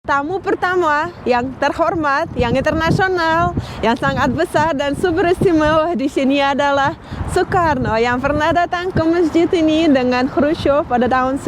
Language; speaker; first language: Indonesian; non-native, fluent; Russian